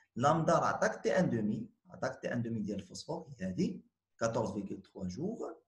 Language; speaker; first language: French; non-native, local second language; Arabic